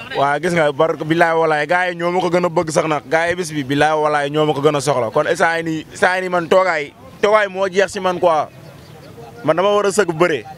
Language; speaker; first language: Wolof; native; Wolof